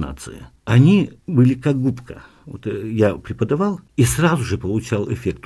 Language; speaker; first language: Russian; non-native, local second language; Yakut